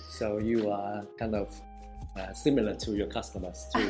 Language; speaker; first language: English; non-native, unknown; Chinese